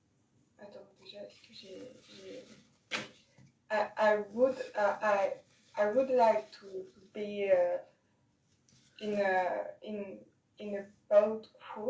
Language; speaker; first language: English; non-native, learner; French